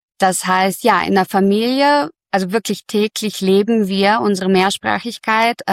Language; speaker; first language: German; early bilingual, other home language; Russian